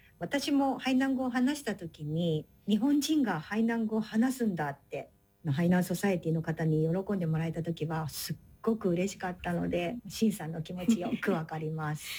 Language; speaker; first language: Japanese; native; Japanese